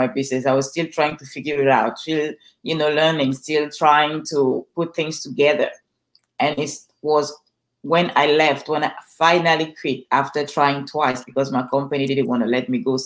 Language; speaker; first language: English; non-native, local second language; French